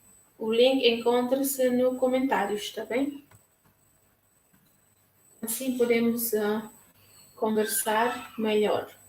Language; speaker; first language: Portuguese; non-native, local second language; Tetum